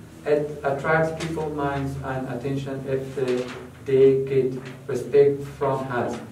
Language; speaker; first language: English; non-native, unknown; Persian